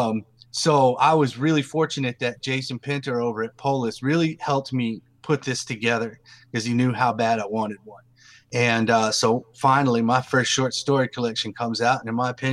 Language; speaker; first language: English; native; English